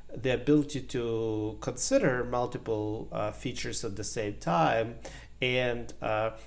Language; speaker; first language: English; non-native, fluent; Ukrainian